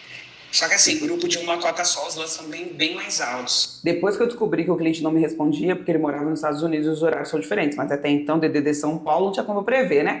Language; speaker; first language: Portuguese; native; Portuguese